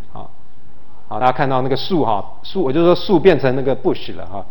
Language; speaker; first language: Chinese; native; Chinese